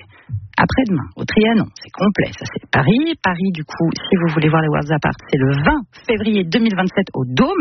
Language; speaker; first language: French; native; French